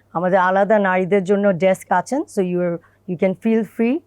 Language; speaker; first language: English; non-native, local second language; Bangla